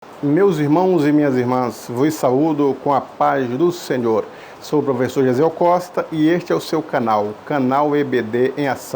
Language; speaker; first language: Portuguese; native; Portuguese